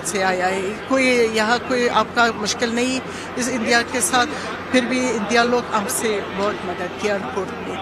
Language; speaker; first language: Hindi; non-native, learner; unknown